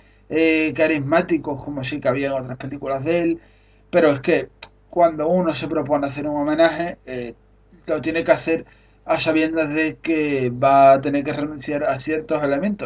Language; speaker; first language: Spanish; native; Spanish